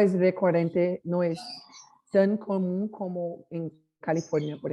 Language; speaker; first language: Spanish; non-native, learner; Portuguese